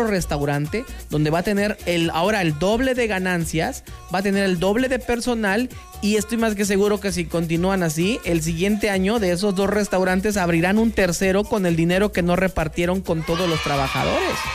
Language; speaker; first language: Spanish; native; Spanish